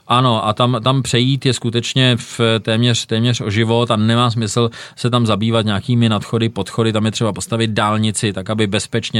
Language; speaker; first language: Czech; native; Czech